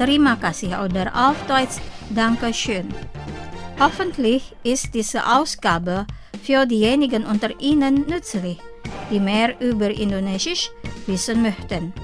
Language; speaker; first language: German; non-native, fluent; Indonesian